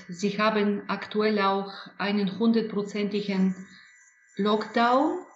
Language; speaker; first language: German; non-native, fluent; Bulgarian